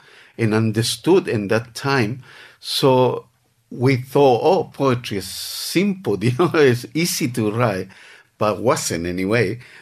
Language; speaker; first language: English; non-native, fluent; Spanish